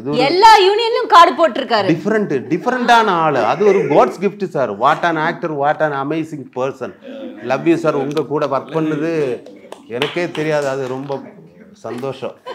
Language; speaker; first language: Tamil; non-native, learner; Malayalam